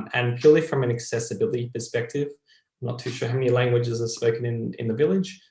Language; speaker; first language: English; native; English